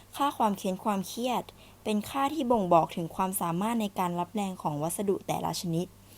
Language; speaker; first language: Thai; native; Thai